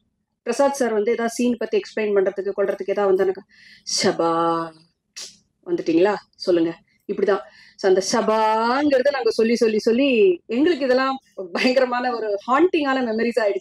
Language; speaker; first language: Tamil; native; Tamil